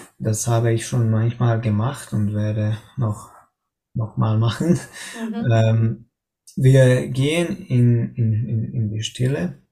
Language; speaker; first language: German; non-native, learner; Hungarian